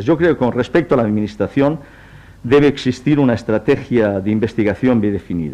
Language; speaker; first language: Spanish; native; Spanish